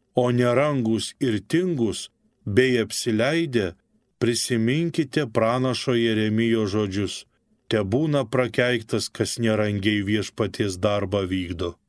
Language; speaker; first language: Lithuanian; native; Lithuanian